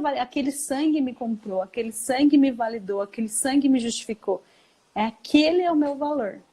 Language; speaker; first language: Portuguese; early bilingual, heritage; Portuguese